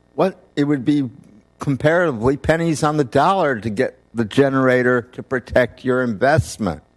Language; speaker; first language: English; native; English